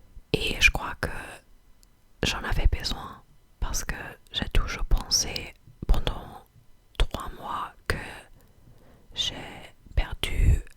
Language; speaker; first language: French; non-native, fluent; English